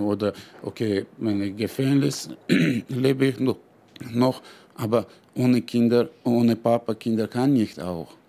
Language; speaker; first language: German; non-native, learner; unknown